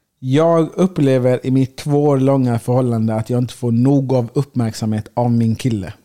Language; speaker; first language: Swedish; early bilingual, other home language; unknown